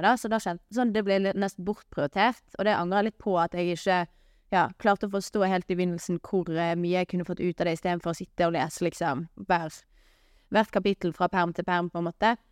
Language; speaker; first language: Norwegian; native; Norwegian